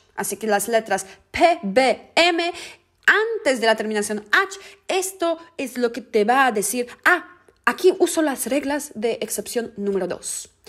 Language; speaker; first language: Spanish; non-native, fluent; Polish